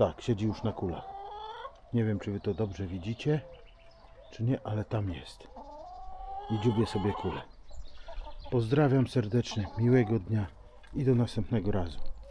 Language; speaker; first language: Polish; native; Polish